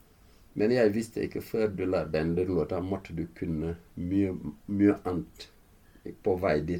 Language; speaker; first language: Norwegian; non-native, fluent; Fula